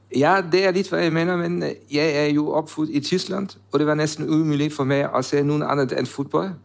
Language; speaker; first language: Norwegian; non-native, learner; German